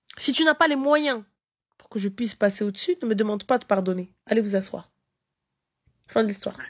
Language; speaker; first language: French; early bilingual, other home language; Arabic